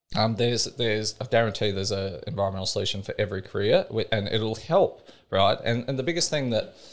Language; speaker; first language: English; native; English